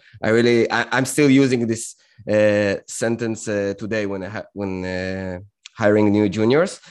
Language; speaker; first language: English; non-native, fluent; Hebrew